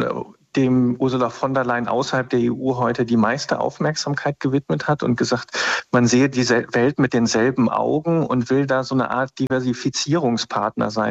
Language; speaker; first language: German; native; German